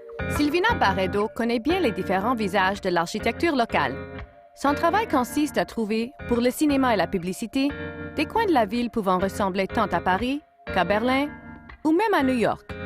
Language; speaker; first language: French; native; French